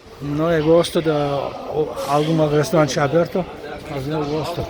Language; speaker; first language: Portuguese; non-native, learner; Turkish